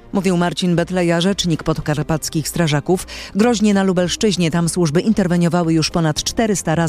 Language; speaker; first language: Polish; native; Polish